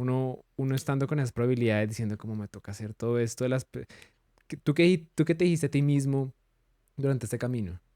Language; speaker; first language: Spanish; native; Spanish